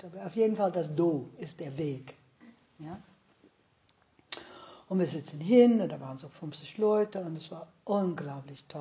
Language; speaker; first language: German; non-native, fluent; English